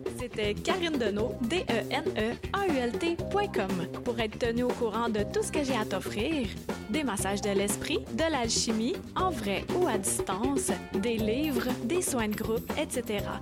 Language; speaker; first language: French; native; French